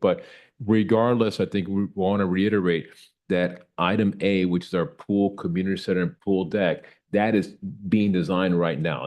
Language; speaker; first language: English; native; English